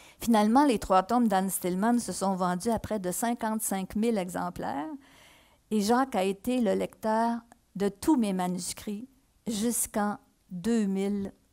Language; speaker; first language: French; native; French